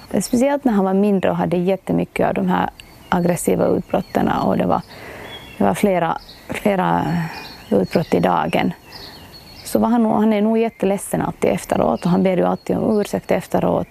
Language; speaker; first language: Swedish; native; Swedish